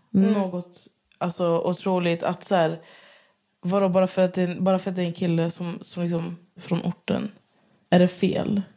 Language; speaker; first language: Swedish; native; Swedish